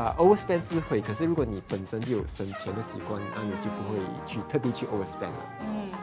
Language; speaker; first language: Chinese; native; Chinese